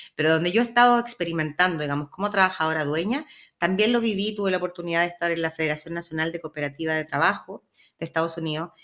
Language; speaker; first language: Spanish; native; Spanish